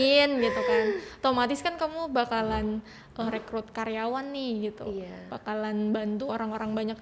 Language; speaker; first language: Indonesian; native; Indonesian